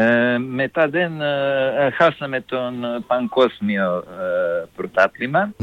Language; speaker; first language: Greek; non-native, fluent; Serbian